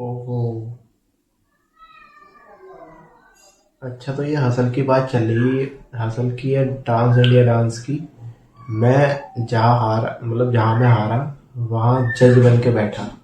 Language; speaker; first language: Hindi; native; Hindi